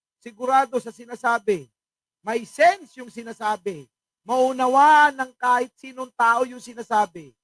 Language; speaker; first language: Filipino; non-native, local second language; Iloko